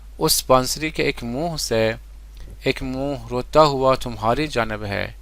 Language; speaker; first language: Urdu; non-native, fluent; Persian